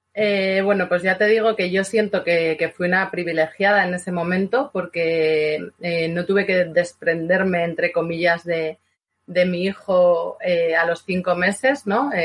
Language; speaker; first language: Spanish; native; Spanish